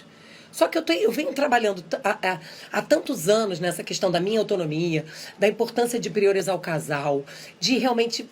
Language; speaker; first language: Portuguese; native; Portuguese